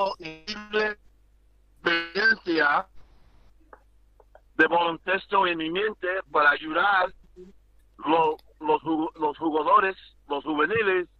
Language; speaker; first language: Spanish; non-native, learner; English